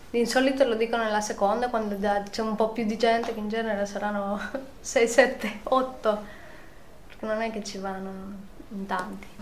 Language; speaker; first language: Italian; non-native, fluent; Spanish